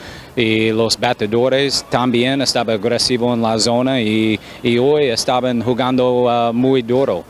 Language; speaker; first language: Spanish; non-native, fluent; English